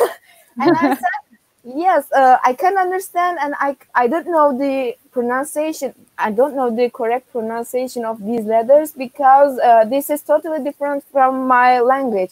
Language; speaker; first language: English; non-native, fluent; Turkish